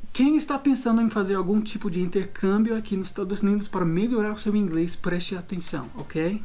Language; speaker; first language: Portuguese; non-native, fluent; English